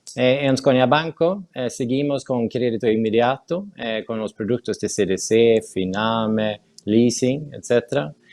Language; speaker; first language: Portuguese; non-native, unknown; Spanish